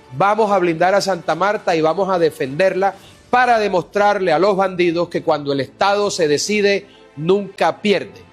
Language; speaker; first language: Spanish; native; Spanish